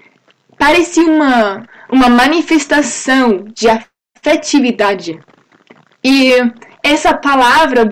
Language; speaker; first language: Portuguese; non-native, fluent; English